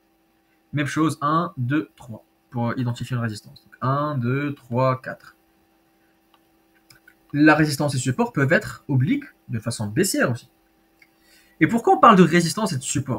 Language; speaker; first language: French; native; French